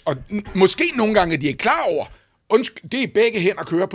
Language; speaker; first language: Danish; native; Danish